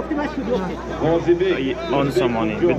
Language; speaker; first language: Turkish; non-native, learner; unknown